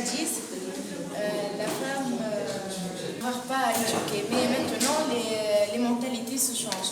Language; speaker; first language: French; non-native, local second language; Arabic